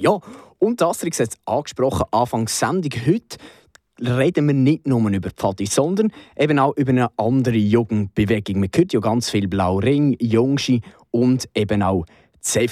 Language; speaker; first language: German; native; German